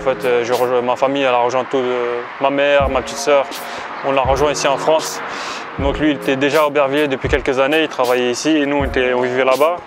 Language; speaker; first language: French; early bilingual, other home language; Arabic